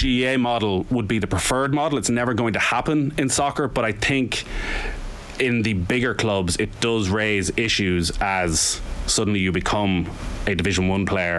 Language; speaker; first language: English; native; English